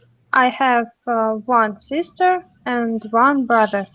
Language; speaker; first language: English; non-native, learner; Russian